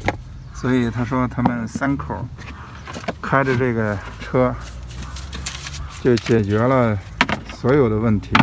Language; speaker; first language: Chinese; native; Chinese